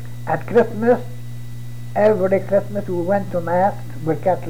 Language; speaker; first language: English; non-native, fluent; French